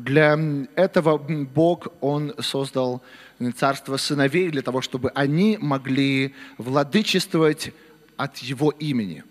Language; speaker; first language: Russian; native; Russian